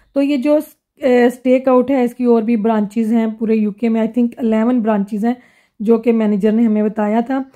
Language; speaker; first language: Urdu; non-native, local second language; Punjabi